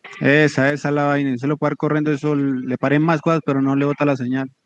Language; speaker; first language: Spanish; native; Spanish